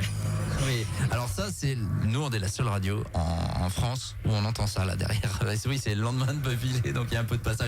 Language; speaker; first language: French; native; French